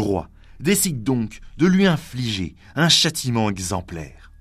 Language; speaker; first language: French; native; French